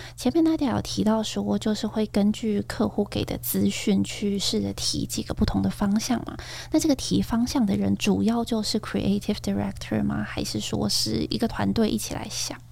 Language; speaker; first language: Chinese; native; Chinese